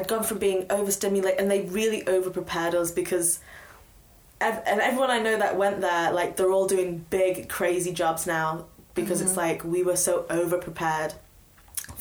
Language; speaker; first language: English; native; English